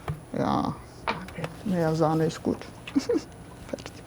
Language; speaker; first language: German; non-native, fluent; Polish